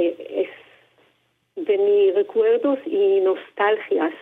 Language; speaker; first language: Spanish; non-native, learner; Hebrew